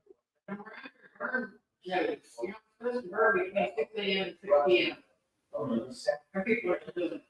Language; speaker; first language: English; native; English